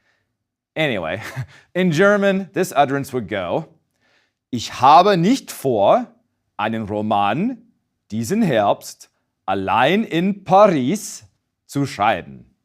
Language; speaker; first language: German; non-native, fluent; English